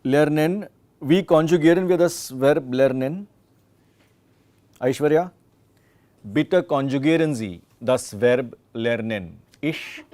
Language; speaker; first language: German; non-native, fluent; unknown